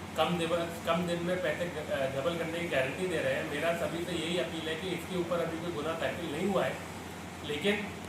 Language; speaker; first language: Hindi; non-native, local second language; Marathi